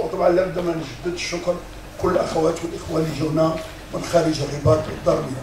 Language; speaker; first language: Arabic; native; Arabic